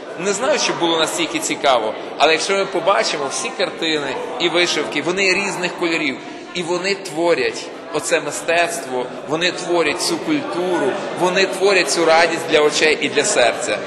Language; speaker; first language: Ukrainian; native; Ukrainian